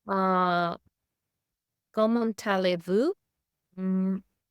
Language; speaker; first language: French; non-native, learner; English